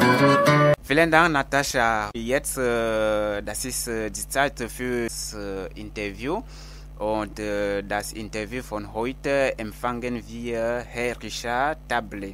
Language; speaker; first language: German; non-native, fluent; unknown